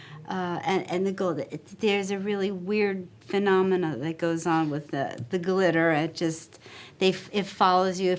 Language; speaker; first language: English; native; English